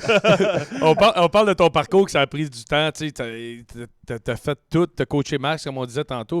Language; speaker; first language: French; native; French